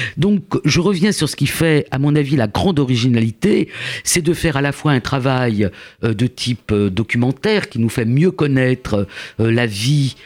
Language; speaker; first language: French; native; French